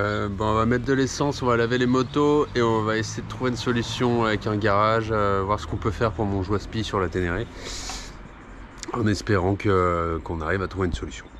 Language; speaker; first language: French; native; French